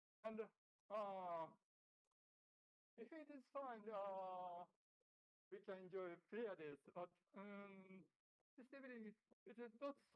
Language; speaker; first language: English; non-native, learner; Japanese